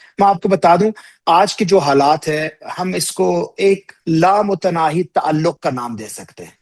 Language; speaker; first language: Urdu; non-native, local second language; Balti